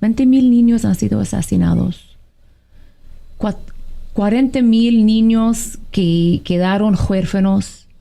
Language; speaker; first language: Spanish; non-native, fluent; Arabic